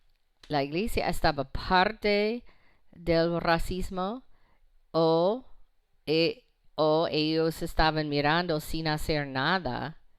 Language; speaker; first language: Spanish; non-native, fluent; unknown